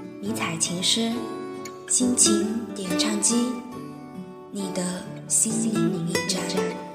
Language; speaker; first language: Chinese; native; Chinese